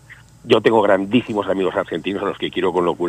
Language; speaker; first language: Spanish; native; Spanish